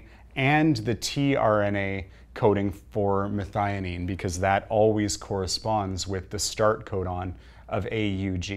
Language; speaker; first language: English; native; English